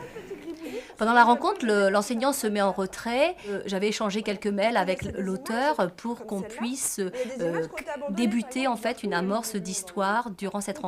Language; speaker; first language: French; native; French